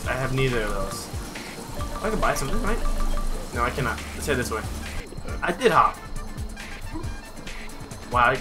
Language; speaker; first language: English; native; English